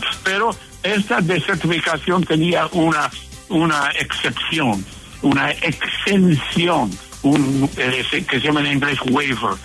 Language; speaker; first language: Spanish; non-native, fluent; English